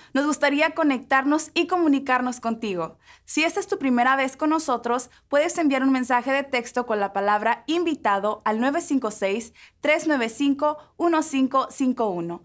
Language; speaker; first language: Spanish; native; Spanish